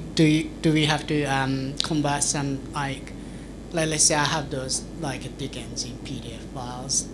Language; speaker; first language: English; native; English